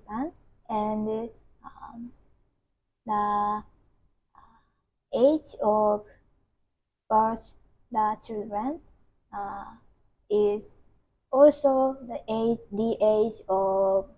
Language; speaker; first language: English; non-native, learner; Japanese